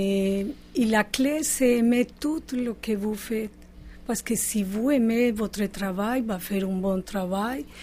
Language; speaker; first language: French; non-native, fluent; Spanish